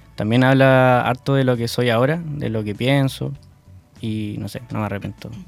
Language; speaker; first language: Spanish; native; Spanish